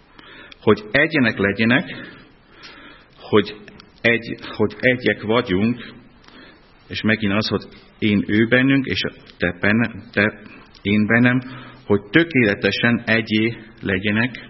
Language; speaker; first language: Hungarian; non-native, fluent; German